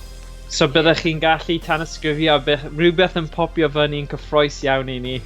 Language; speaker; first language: Welsh; native; Welsh